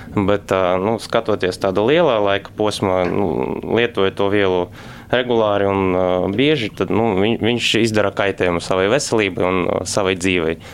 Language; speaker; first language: Latvian; non-native, local second language; Russian